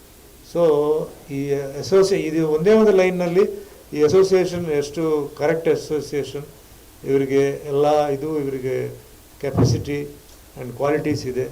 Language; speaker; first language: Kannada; non-native, local second language; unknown